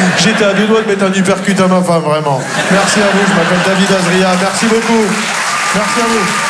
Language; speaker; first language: French; native; French